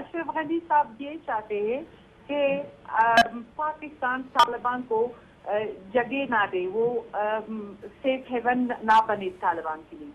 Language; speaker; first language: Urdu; non-native, fluent; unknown